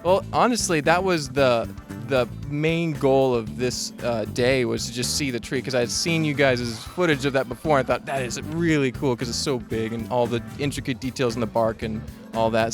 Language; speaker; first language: English; native; English